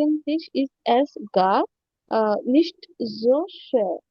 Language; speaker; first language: German; non-native, learner; Bangla